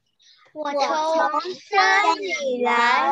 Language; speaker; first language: Chinese; early bilingual, heritage; Chinese